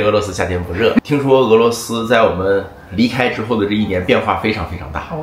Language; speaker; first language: Chinese; native; Chinese